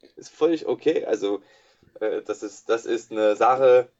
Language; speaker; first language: German; non-native, fluent; English